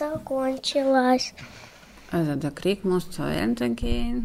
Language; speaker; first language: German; early bilingual, other home language; Russian